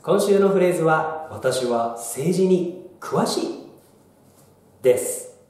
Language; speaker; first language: Japanese; native; Japanese